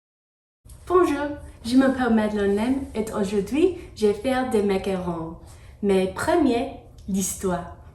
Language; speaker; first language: French; non-native, learner; English